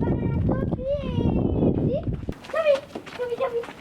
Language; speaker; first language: French; early bilingual, heritage; French